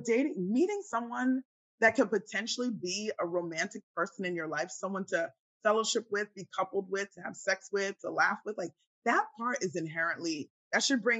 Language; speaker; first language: English; native; English